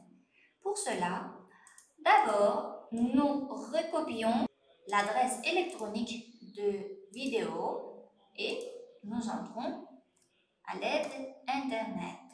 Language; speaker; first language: French; non-native, fluent; Uzbek